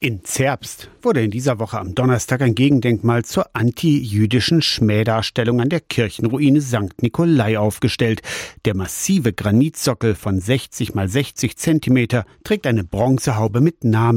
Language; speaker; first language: German; native; German